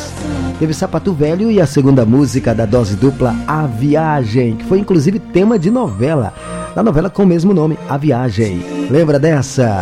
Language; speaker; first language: Portuguese; native; Portuguese